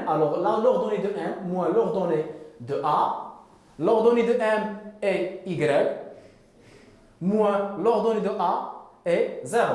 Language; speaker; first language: French; non-native, local second language; Arabic